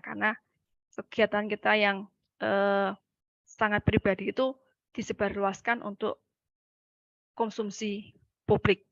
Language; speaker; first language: Malay; native; Malay